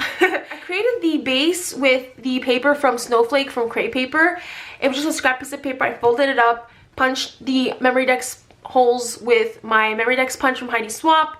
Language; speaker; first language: English; native; English